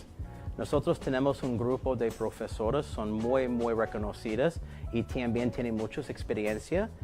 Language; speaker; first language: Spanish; non-native, learner; English